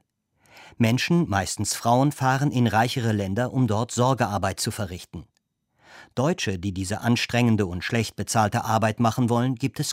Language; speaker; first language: German; native; German